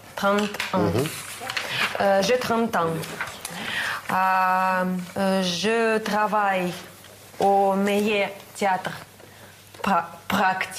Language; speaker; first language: French; non-native, learner; Russian